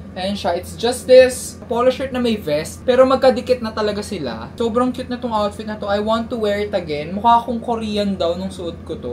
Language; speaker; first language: Filipino; native; Filipino